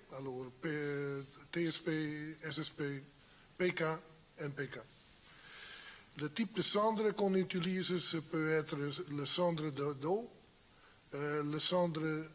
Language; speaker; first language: French; non-native, fluent; Dutch